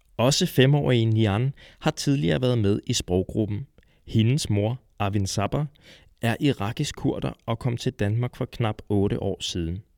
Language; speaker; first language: Danish; native; Danish